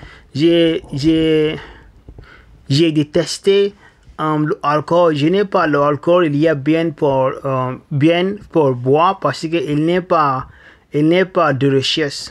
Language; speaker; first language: French; non-native, learner; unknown